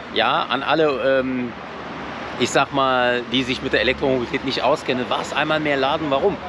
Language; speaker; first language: German; early bilingual, other home language; Turkish